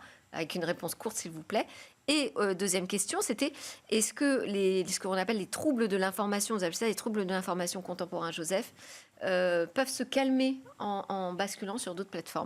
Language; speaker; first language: French; native; French